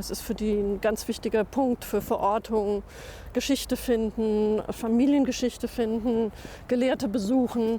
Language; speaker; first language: German; native; German